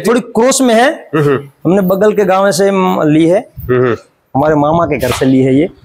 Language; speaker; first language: Hindi; non-native, local second language; Gujarati